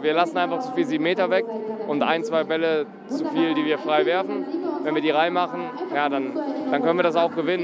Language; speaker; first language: German; native; German